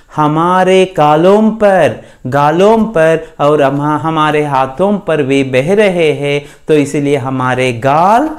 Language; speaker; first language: Hindi; non-native, local second language; Kannada